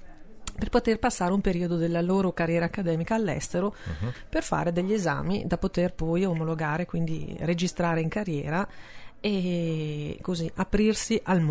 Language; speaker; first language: Italian; native; Italian